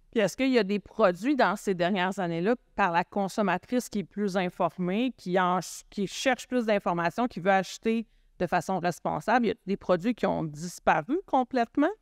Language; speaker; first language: French; native; French